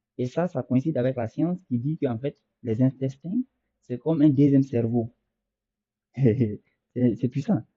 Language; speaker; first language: French; non-native, local second language; Fula